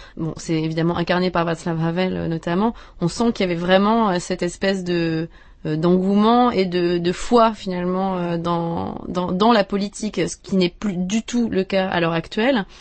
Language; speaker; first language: French; native; French